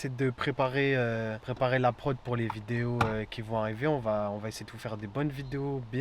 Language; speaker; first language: French; native; French